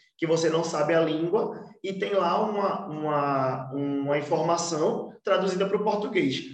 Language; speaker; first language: Portuguese; native; Portuguese